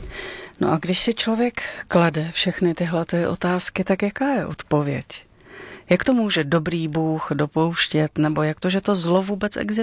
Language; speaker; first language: Czech; native; Czech